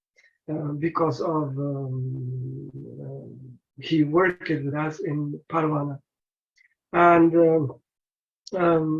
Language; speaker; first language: English; non-native, learner; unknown